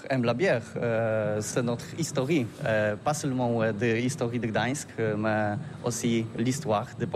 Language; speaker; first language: French; non-native, learner; Polish